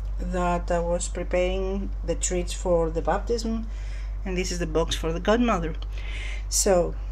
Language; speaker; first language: English; non-native, fluent; Greek